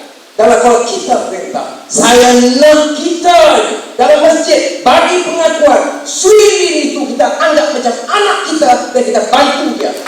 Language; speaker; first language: Malay; native; Malay